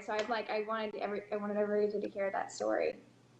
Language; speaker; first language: English; native; English